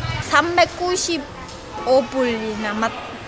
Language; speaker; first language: Korean; non-native, learner; Khmer